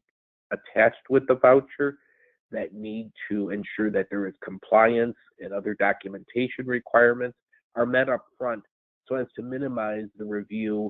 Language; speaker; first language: English; native; English